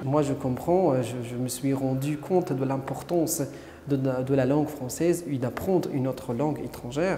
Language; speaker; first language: French; non-native, fluent; Arabic